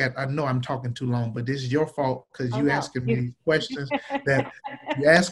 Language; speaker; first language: English; native; English